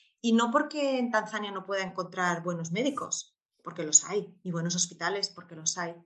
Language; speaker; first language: Spanish; native; Spanish